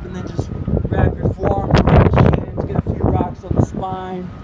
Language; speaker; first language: English; native; English